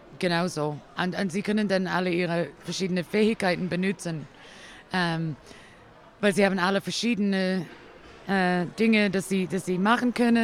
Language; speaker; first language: German; non-native, learner; English